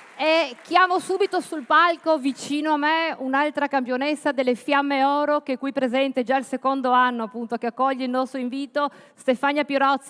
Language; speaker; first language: Italian; native; Italian